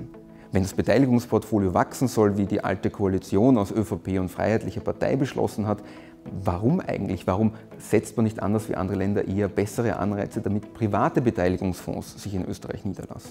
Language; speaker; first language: German; native; German